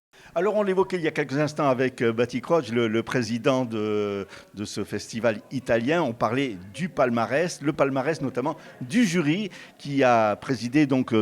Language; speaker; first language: French; native; French